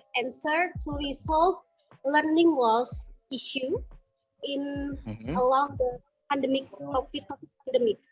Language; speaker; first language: English; non-native, learner; Indonesian